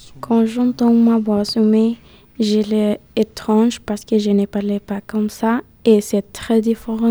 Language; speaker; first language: French; non-native, learner; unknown